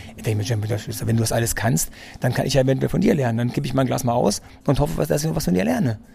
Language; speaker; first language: German; early bilingual, other home language; Greek